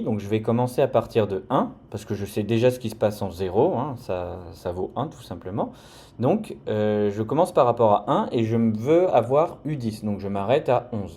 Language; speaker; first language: French; native; French